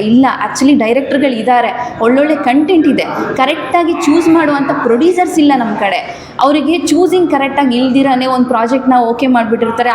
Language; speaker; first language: Kannada; native; Kannada